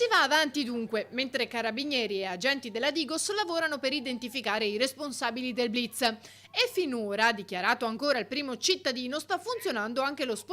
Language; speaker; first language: Italian; native; Italian